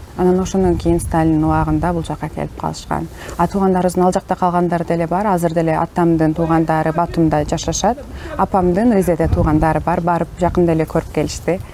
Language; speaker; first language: Kyrgyz; non-native, local second language; Turkish